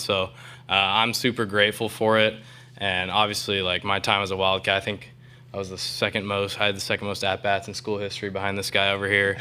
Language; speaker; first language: English; native; English